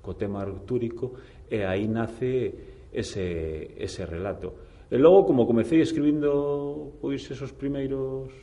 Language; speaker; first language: Galician; non-native, local second language; Spanish